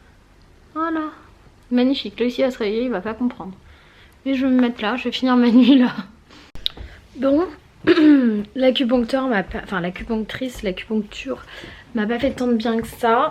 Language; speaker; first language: French; native; French